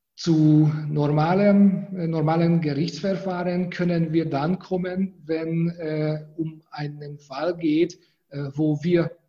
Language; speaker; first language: German; non-native, fluent; Hungarian